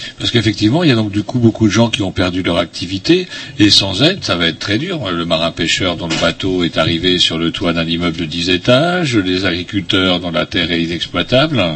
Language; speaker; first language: French; native; French